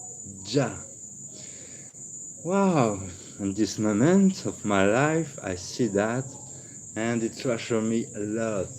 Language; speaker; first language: English; non-native, learner; French